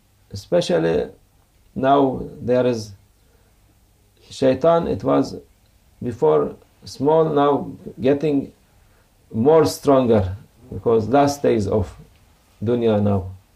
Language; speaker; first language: English; non-native, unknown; Turkish